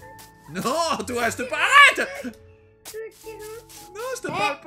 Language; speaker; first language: French; native; French